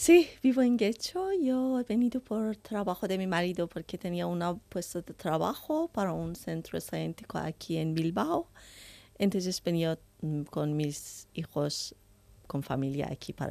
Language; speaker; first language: Spanish; non-native, learner; Persian